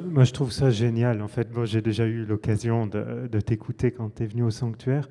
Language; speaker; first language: French; native; French